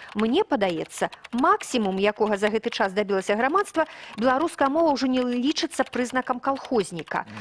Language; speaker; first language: Belarusian; native; Belarusian